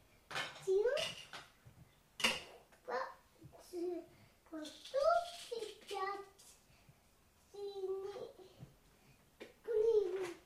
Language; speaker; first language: Italian; early bilingual, heritage; Italian